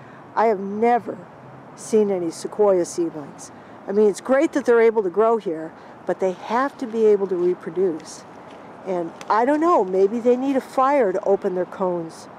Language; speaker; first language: English; native; English